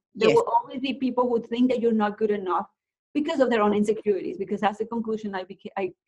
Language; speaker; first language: English; non-native, fluent; Spanish